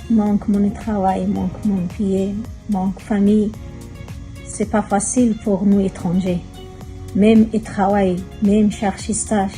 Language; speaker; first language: French; non-native, learner; Persian